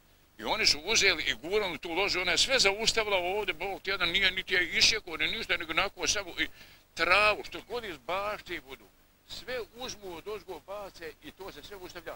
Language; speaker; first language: Bosnian; native; Bosnian